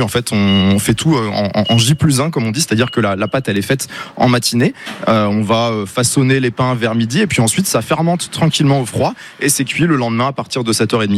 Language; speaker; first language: French; native; French